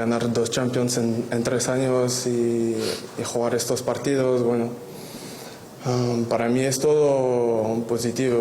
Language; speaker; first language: Spanish; non-native, fluent; French